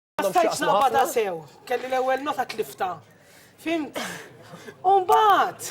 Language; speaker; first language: Maltese; native; Maltese